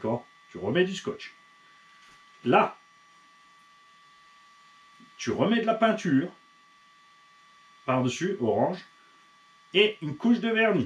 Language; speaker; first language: French; native; French